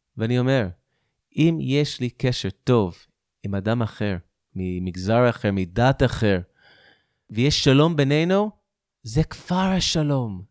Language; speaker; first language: Hebrew; non-native, fluent; English